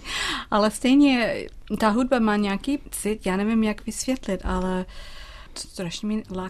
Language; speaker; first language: Czech; non-native, fluent; English